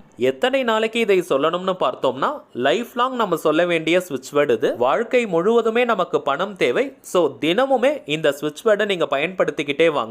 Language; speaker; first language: Tamil; native; Tamil